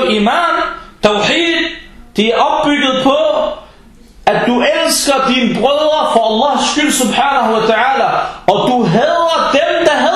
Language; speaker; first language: Danish; non-native, fluent; Arabic